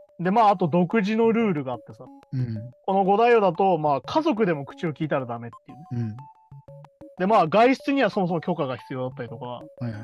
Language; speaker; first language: Japanese; native; Japanese